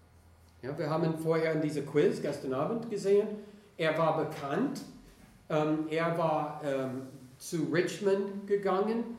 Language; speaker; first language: German; non-native, fluent; English